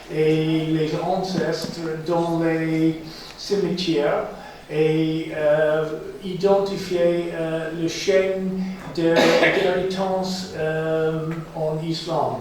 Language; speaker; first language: French; non-native, fluent; English